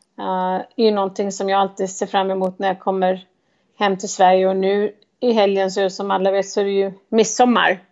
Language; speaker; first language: Swedish; native; Swedish